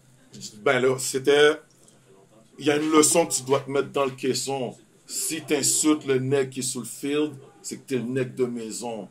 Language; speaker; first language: French; native; French